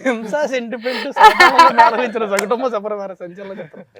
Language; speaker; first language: Telugu; native; Telugu